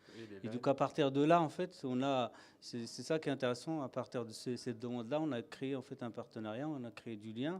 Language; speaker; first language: French; native; French